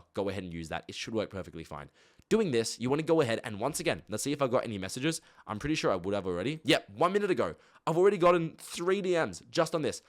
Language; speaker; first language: English; native; English